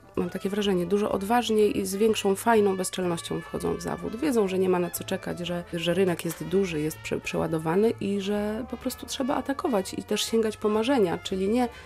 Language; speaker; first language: Polish; native; Polish